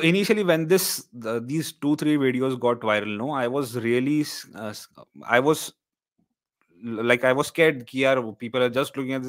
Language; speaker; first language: English; non-native, local second language; Marathi